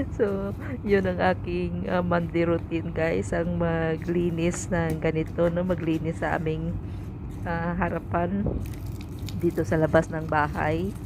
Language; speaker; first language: Filipino; non-native, local second language; Cebuano